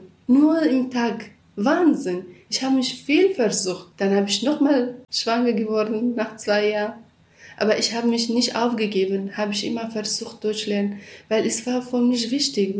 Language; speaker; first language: German; non-native, learner; Central Kurdish